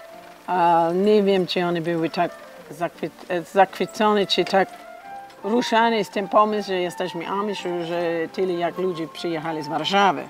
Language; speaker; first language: Polish; non-native, learner; English